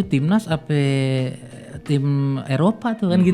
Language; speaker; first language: Indonesian; native; Indonesian